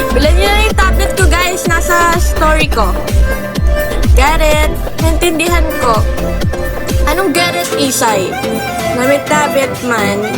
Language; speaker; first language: Filipino; non-native, local second language; Hiligaynon